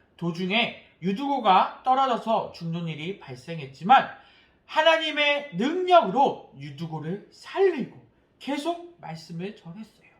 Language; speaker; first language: Korean; native; Korean